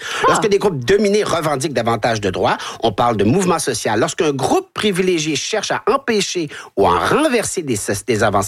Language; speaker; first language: French; native; French